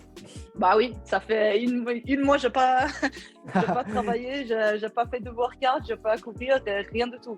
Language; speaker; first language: French; non-native, learner; Swedish